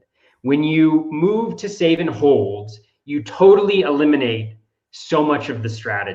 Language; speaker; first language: English; native; English